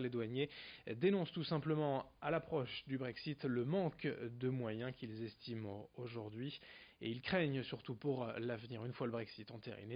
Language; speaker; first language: French; native; French